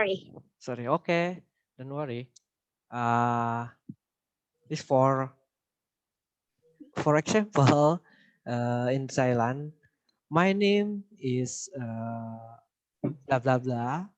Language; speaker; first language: English; non-native, learner; Indonesian